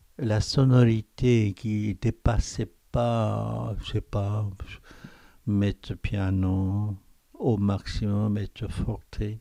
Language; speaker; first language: French; non-native, fluent; Korean